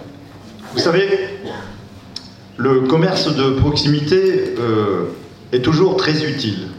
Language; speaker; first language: French; native; French